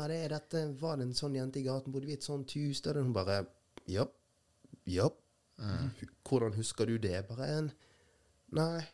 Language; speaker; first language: Norwegian; early bilingual, other home language; Rundi